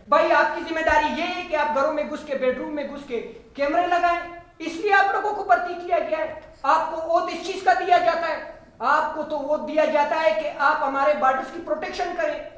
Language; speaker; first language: Urdu; non-native, local second language; Pashto